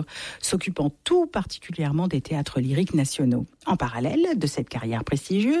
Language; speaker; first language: French; native; French